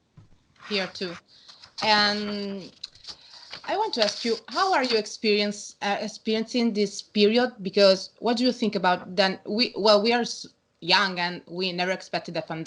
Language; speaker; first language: English; non-native, learner; Italian